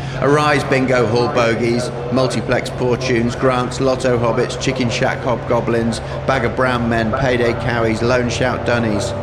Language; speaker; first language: English; native; English